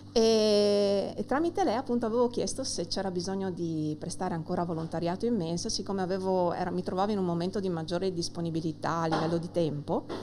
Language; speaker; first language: Italian; native; Italian